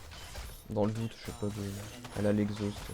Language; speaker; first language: French; native; French